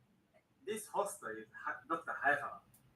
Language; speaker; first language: English; non-native, learner; Japanese